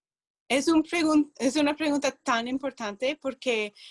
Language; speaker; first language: Spanish; non-native, fluent; English